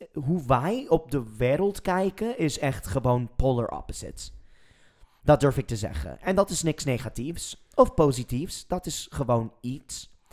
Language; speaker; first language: Dutch; non-native, fluent; English